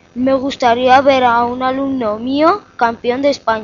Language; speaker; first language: Spanish; native; Spanish